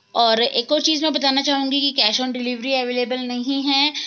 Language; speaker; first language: Hindi; native; Hindi